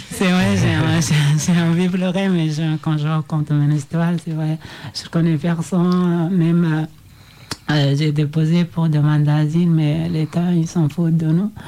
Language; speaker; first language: French; non-native, learner; Oromo